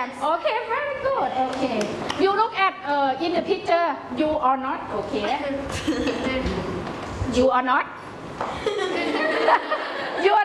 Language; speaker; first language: English; non-native, learner; Thai